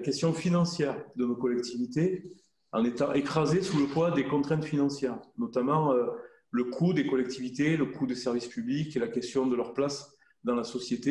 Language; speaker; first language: French; native; French